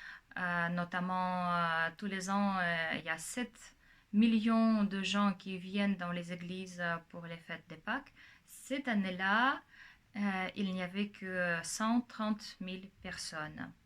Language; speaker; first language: French; non-native, fluent; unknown